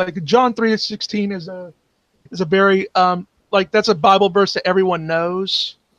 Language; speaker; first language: English; native; English